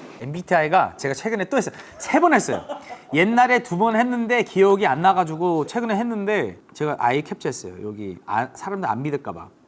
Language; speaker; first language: Korean; early bilingual, heritage; English